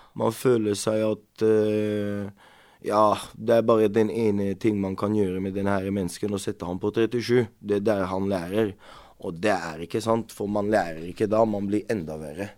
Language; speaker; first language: Norwegian; non-native, fluent; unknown